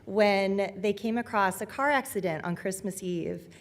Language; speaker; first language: English; native; English